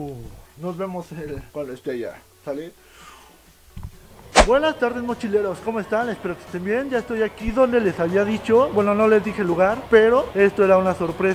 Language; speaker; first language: Spanish; native; Spanish